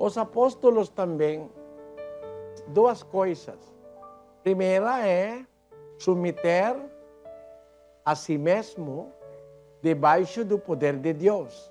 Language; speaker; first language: Portuguese; non-native, learner; Filipino